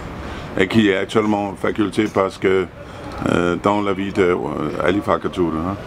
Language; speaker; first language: French; non-native, learner; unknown